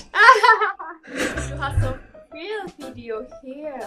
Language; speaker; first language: German; non-native, fluent; Indonesian